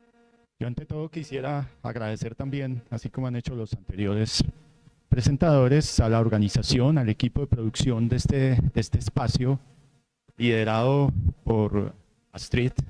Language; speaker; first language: Spanish; native; Spanish